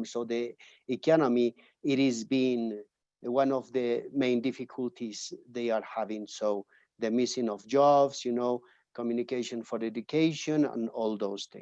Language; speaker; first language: English; non-native, fluent; Spanish